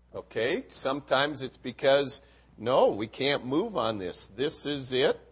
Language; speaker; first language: English; native; English